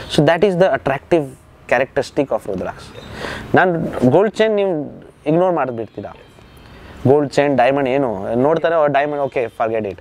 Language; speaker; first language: Kannada; non-native, learner; Nepali